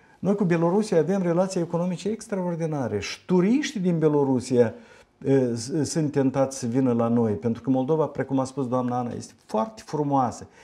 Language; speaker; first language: Romanian; native; Romanian